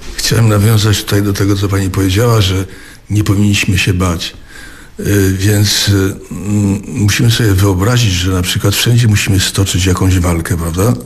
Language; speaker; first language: Polish; native; Polish